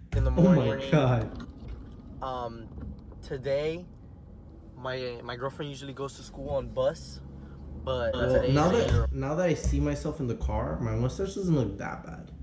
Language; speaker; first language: English; native; English